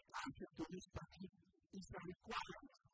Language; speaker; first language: English; native; English